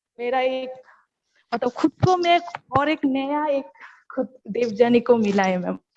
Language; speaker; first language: Hindi; non-native, local second language; Bangla